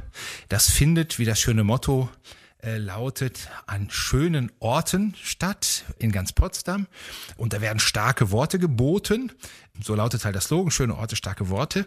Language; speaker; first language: German; native; German